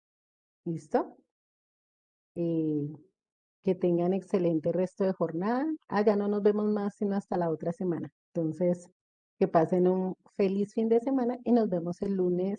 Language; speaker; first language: Spanish; native; Spanish